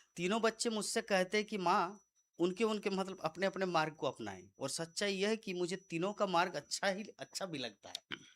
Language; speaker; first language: Hindi; native; Hindi